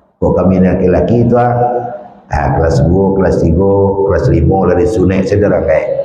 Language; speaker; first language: Malay; non-native, local second language; Minangkabau